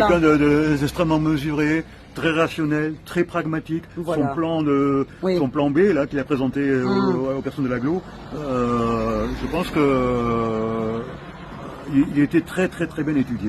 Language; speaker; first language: French; native; French